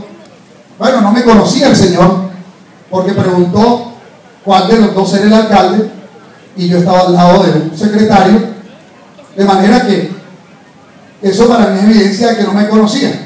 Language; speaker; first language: Spanish; native; Spanish